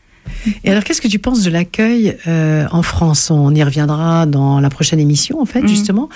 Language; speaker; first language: French; native; French